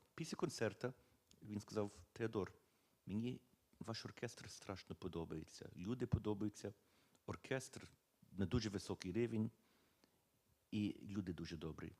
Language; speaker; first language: Ukrainian; early bilingual, heritage; Ukrainian